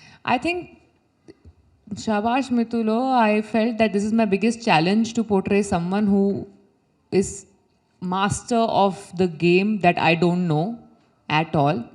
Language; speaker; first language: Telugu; non-native, learner; Hindi